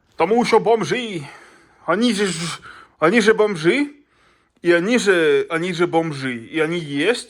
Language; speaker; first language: Ukrainian; non-native, local second language; Russian